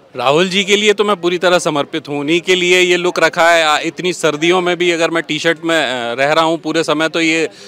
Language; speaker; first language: Hindi; native; Hindi